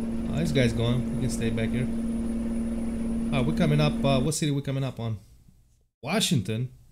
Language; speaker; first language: English; early bilingual, other home language; Italian